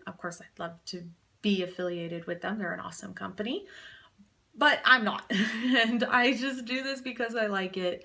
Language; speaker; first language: English; native; English